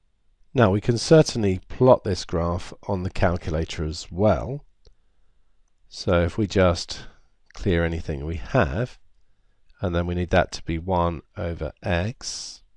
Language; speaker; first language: English; native; English